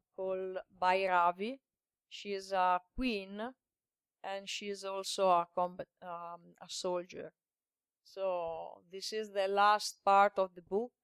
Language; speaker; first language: English; non-native, learner; Italian